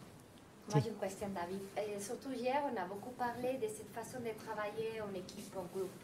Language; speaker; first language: French; non-native, fluent; Spanish